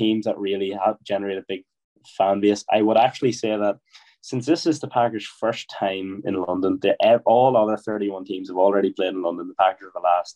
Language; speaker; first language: English; native; English